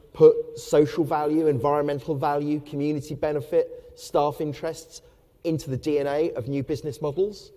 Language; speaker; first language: English; native; English